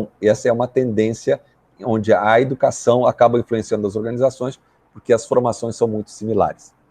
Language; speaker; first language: Portuguese; native; Portuguese